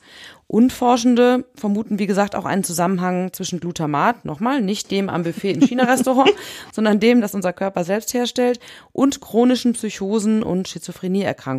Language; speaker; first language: German; native; German